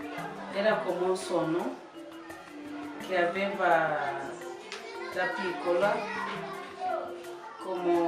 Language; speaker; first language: Italian; non-native, learner; French